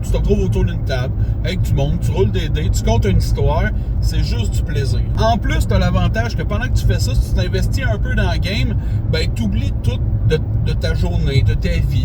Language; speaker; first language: French; native; French